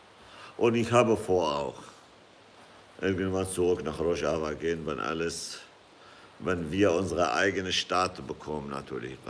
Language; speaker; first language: German; non-native, fluent; Kurdish